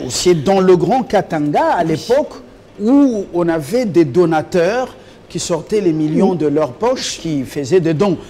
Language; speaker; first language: French; non-native, local second language; Lingala